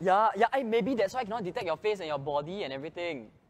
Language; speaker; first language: English; non-native, local second language; Chinese